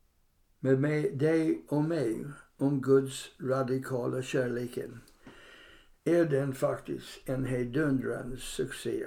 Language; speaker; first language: Swedish; non-native, fluent; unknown